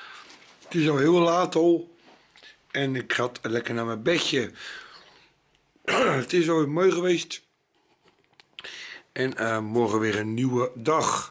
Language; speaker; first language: Dutch; native; Dutch